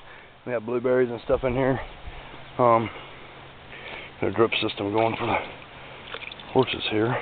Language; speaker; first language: English; native; English